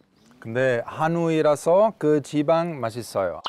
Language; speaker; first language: Korean; non-native, fluent; Italian